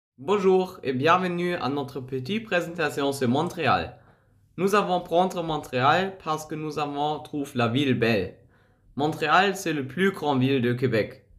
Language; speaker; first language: French; non-native, learner; German